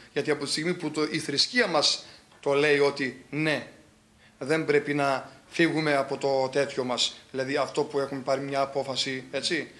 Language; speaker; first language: Greek; non-native, local second language; Turkish